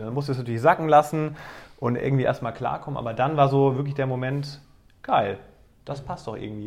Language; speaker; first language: German; native; German